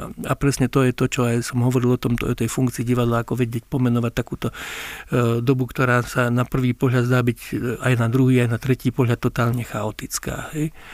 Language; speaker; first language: Slovak; native; Slovak